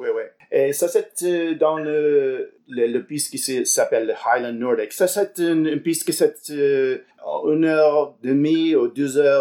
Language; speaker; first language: French; non-native, learner; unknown